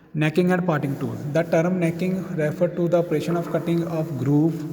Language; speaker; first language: English; non-native, local second language; Punjabi